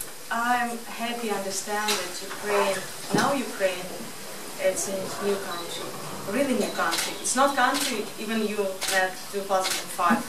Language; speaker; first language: English; non-native, learner; Ukrainian